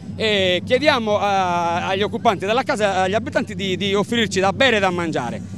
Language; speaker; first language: Italian; native; Italian